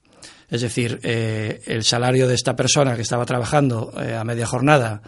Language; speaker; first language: Spanish; native; Spanish